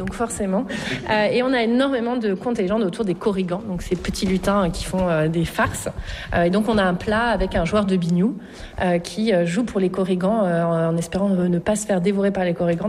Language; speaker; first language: French; native; French